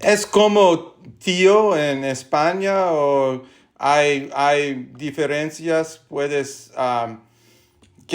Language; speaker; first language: Spanish; non-native, learner; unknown